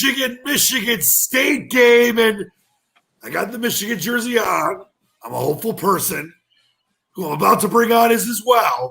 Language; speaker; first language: English; native; English